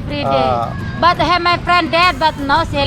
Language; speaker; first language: English; non-native, learner; Sasak